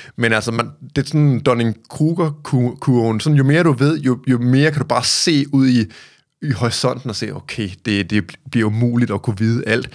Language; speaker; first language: Danish; native; Danish